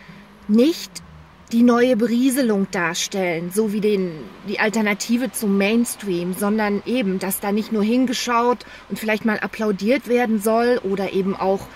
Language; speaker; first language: German; native; German